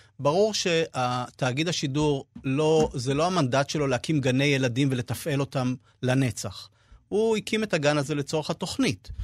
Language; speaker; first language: Hebrew; native; Hebrew